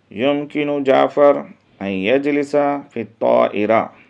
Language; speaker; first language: Arabic; non-native, fluent; Urdu